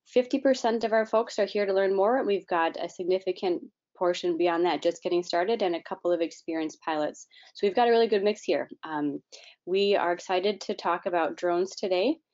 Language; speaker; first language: English; native; English